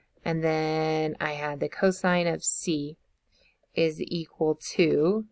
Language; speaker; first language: English; native; English